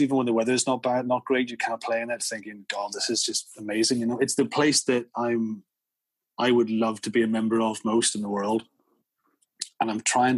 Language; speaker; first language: English; native; English